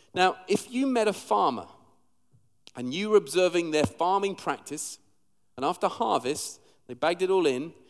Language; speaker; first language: English; native; English